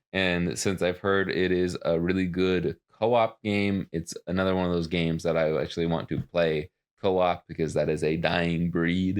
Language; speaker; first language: English; native; English